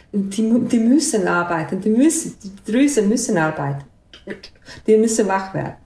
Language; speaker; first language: German; non-native, fluent; Bosnian